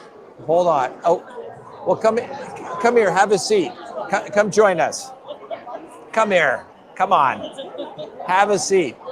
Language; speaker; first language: English; native; English